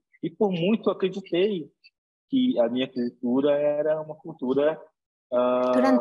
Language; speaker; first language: Spanish; non-native, learner; Portuguese